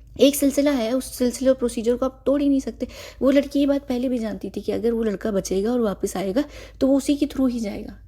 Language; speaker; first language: Hindi; native; Hindi